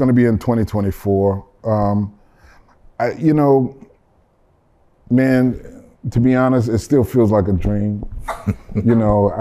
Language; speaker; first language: English; native; English